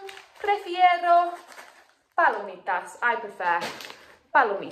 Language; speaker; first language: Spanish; non-native, fluent; English